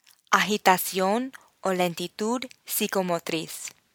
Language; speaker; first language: Spanish; non-native, fluent; English